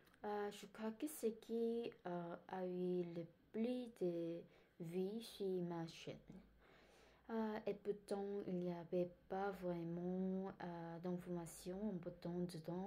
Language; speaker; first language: French; non-native, learner; Korean